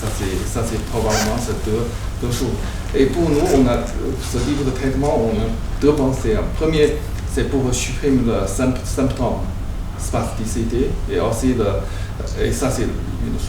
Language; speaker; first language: French; non-native, learner; Chinese